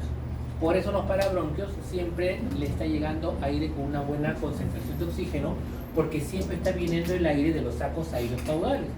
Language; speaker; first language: Spanish; native; Spanish